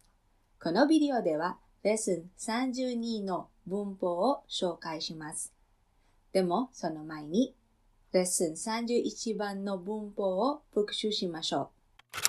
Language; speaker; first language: Japanese; non-native, fluent; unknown